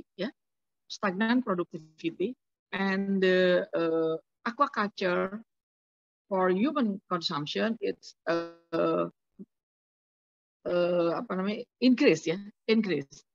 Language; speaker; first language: English; non-native, learner; Indonesian